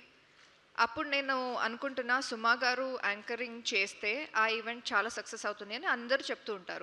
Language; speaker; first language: Telugu; non-native, local second language; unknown